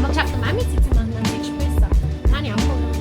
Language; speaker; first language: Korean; non-native, learner; German